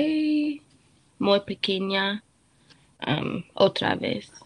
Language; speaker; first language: Spanish; non-native, learner; English